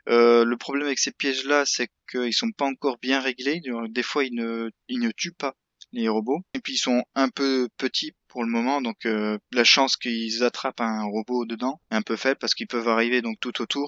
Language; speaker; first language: French; native; French